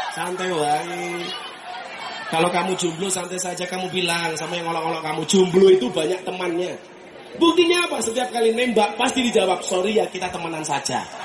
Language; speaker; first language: Indonesian; non-native, local second language; Javanese